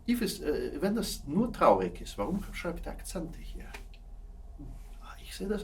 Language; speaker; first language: German; non-native, fluent; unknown